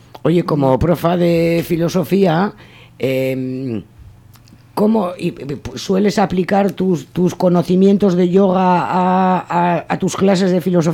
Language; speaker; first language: Spanish; native; Spanish